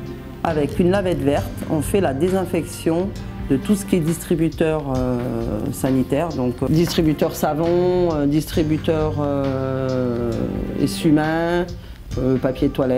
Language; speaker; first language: French; native; French